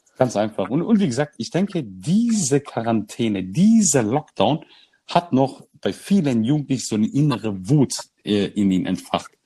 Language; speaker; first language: German; early bilingual, other home language; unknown